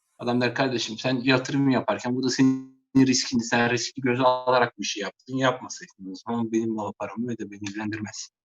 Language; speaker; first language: Turkish; native; Turkish